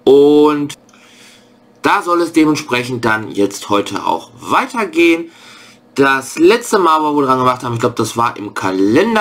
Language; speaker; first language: German; native; German